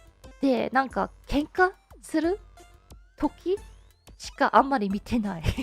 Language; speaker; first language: Japanese; non-native, learner; English